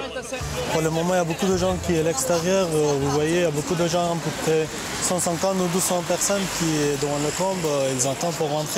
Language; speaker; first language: French; non-native, learner; Persian